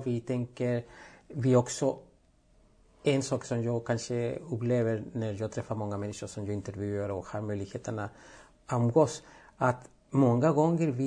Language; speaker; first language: Swedish; non-native, fluent; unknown